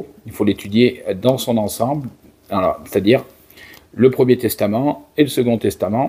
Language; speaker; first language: French; native; French